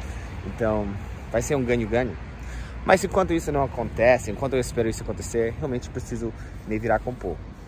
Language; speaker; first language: Portuguese; non-native, fluent; English